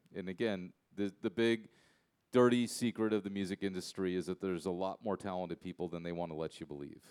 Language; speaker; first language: English; native; English